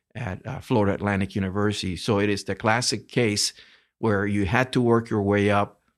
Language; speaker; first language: English; early bilingual, other home language; Spanish